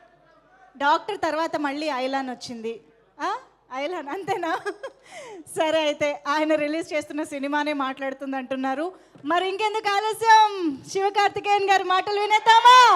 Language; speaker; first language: Telugu; native; Telugu